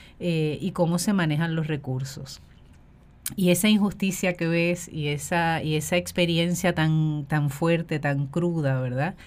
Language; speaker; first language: Spanish; native; Spanish